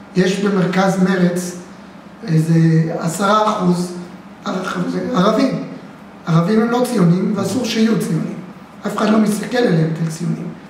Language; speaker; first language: Hebrew; native; Hebrew